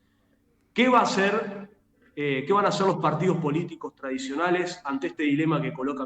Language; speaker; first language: Spanish; native; Spanish